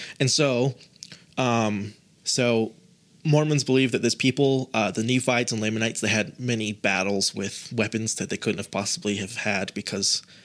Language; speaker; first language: English; native; English